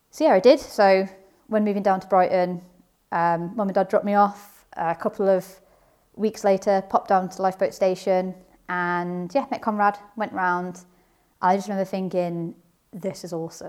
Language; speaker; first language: English; native; English